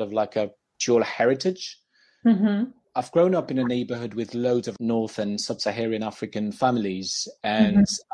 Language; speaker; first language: English; non-native, fluent; French